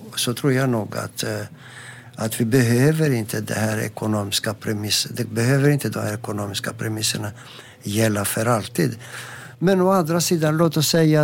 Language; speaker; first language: Swedish; non-native, fluent; Greek